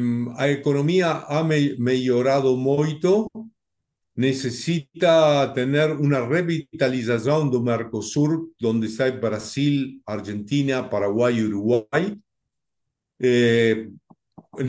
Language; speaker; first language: Portuguese; non-native, learner; Spanish